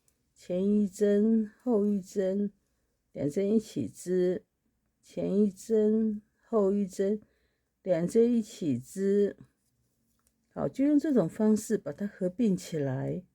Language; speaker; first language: Chinese; native; Chinese